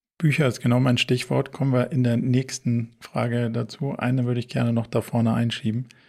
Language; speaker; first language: German; native; German